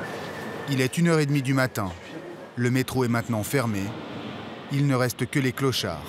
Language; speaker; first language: French; native; French